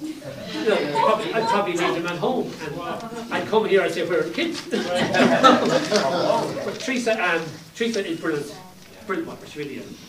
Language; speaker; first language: English; native; English